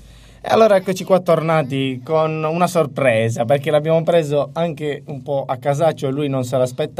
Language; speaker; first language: Italian; native; Italian